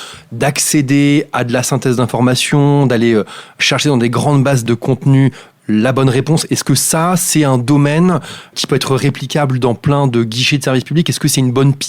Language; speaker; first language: French; native; French